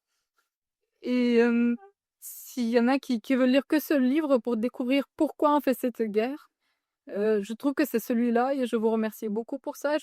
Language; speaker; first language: French; non-native, fluent; Ukrainian